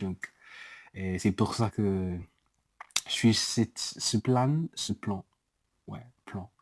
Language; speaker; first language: French; non-native, learner; English